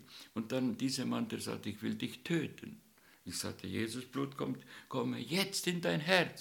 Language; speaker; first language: German; non-native, learner; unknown